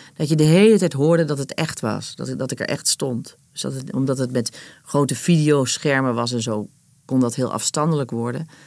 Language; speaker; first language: Dutch; native; Dutch